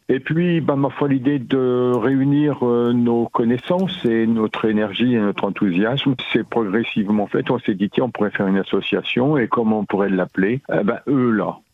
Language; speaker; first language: French; native; French